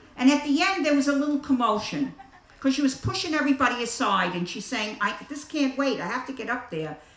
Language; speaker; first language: English; native; English